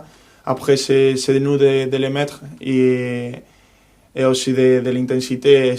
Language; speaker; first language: French; non-native, fluent; Spanish